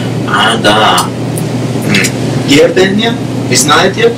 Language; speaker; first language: Russian; non-native, learner; English